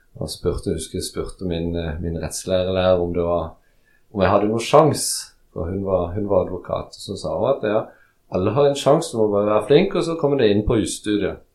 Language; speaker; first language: Norwegian; early bilingual, other home language; Polish